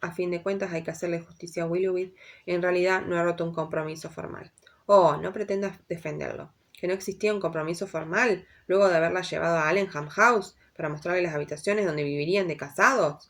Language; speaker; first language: Spanish; native; Spanish